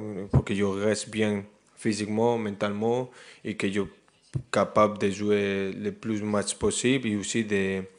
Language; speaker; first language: French; non-native, fluent; Spanish